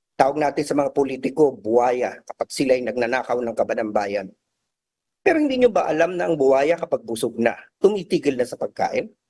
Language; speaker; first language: Filipino; native; Filipino